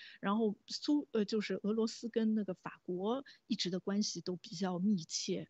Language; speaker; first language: Chinese; native; Chinese